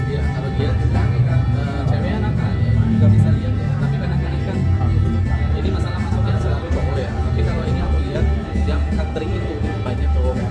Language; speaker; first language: Indonesian; non-native, learner; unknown